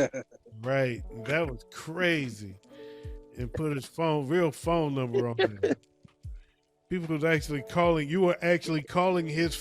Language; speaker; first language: English; native; English